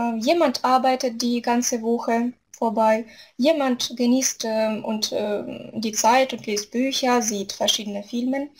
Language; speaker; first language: German; non-native, fluent; Russian